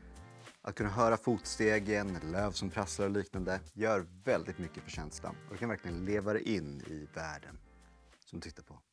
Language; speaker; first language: Swedish; native; Swedish